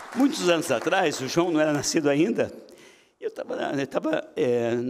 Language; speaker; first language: Portuguese; native; Portuguese